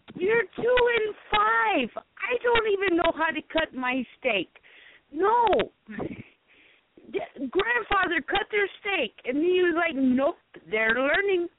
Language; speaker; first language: English; native; English